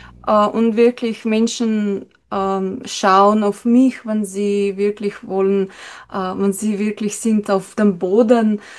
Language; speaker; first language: German; non-native, learner; Slovenian